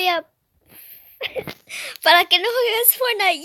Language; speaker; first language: Spanish; early bilingual, heritage; Spanish